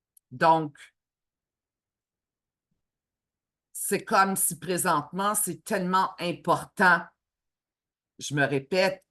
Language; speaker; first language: French; native; French